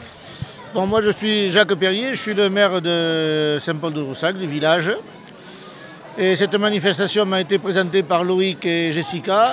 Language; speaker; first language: French; native; French